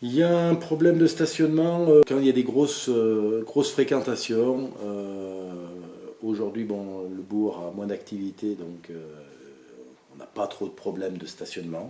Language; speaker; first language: French; native; French